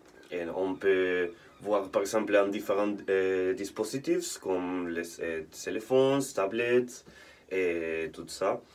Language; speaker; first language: French; non-native, learner; Spanish